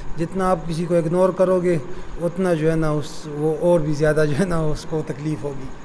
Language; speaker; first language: Urdu; non-native, local second language; Pashto